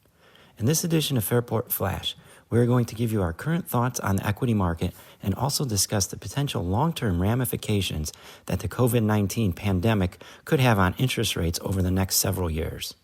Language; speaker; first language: English; native; English